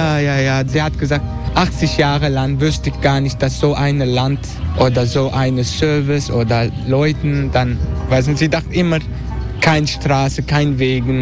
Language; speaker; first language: German; non-native, learner; Turkish